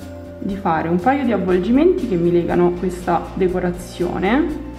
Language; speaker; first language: Italian; native; Italian